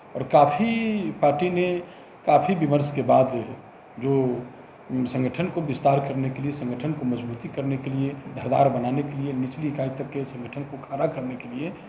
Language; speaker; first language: Hindi; native; Hindi